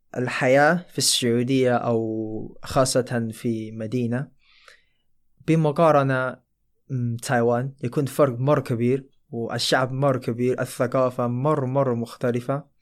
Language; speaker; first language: Arabic; non-native, fluent; Chinese